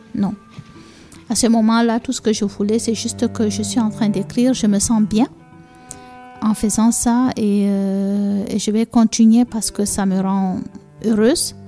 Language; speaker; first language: French; non-native, local second language; Fula